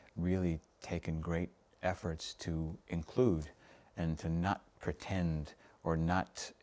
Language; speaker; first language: English; native; English